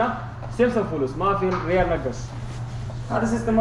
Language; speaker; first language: Arabic; non-native, learner; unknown